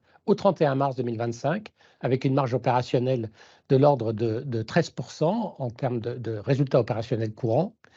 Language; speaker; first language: French; native; French